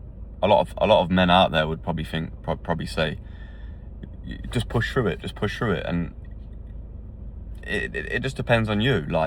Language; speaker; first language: English; native; English